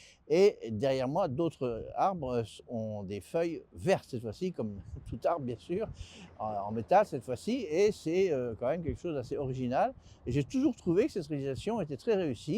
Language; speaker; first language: French; native; French